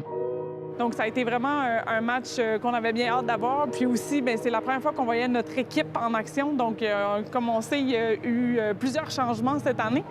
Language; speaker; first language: French; native; French